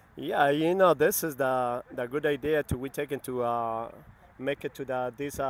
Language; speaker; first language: English; non-native, learner; Spanish